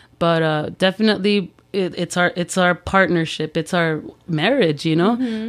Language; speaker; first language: English; early bilingual, other home language; Spanish